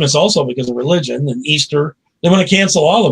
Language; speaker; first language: English; native; English